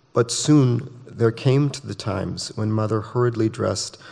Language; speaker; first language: English; native; English